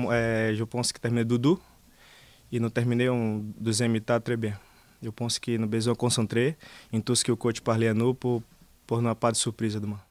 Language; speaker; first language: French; non-native, learner; Portuguese